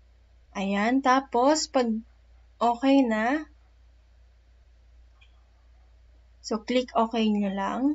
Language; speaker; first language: Filipino; native; Filipino